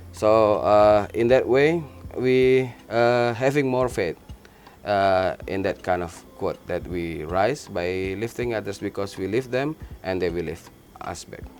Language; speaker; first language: English; non-native, learner; Indonesian